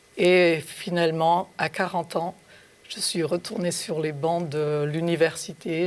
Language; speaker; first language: French; early bilingual, other home language; Portuguese